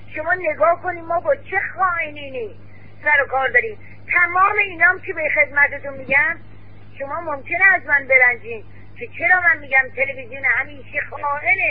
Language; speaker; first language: Persian; native; Persian